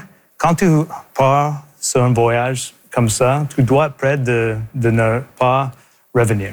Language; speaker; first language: French; non-native, local second language; English